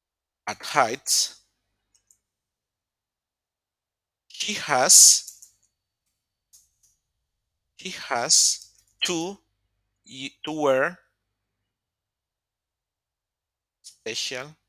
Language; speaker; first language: English; non-native, fluent; Spanish